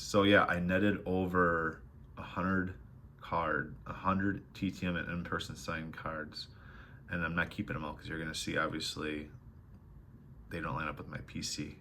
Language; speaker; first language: English; native; English